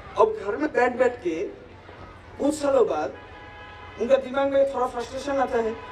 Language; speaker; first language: Hindi; non-native, local second language; Bangla